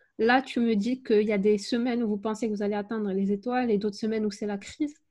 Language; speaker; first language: French; native; French